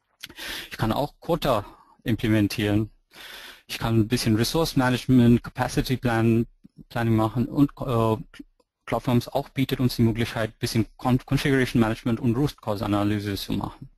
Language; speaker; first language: German; non-native, fluent; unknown